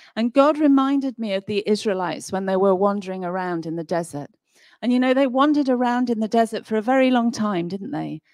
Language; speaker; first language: English; native; English